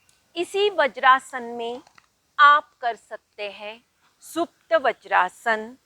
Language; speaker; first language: Hindi; native; Hindi